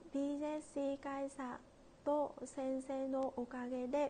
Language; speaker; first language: Japanese; non-native, learner; Vietnamese